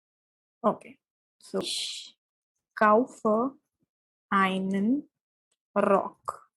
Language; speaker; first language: German; non-native, fluent; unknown